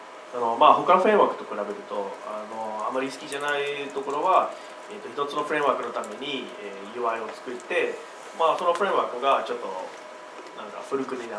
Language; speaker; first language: Japanese; non-native, learner; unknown